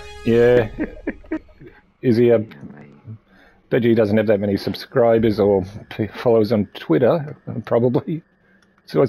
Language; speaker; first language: English; native; English